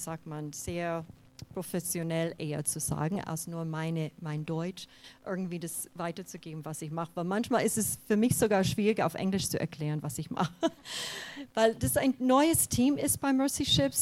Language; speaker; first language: German; non-native, fluent; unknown